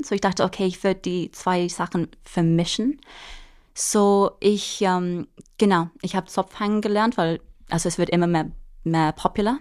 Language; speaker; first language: German; non-native, fluent; English